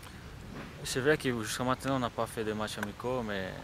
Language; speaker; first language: French; non-native, fluent; Portuguese